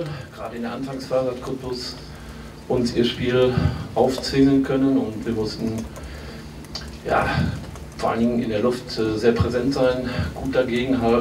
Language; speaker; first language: German; native; German